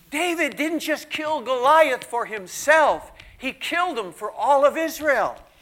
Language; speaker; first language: English; native; English